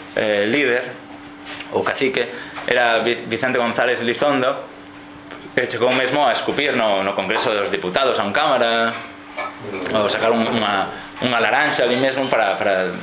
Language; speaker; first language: Galician; non-native, fluent; Catalan